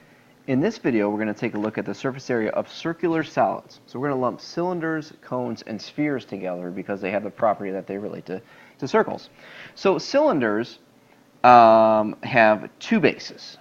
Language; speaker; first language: English; native; English